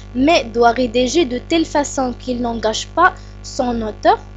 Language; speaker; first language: French; non-native, local second language; Arabic